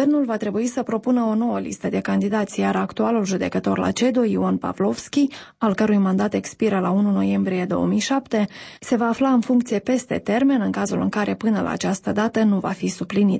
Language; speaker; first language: Romanian; native; Romanian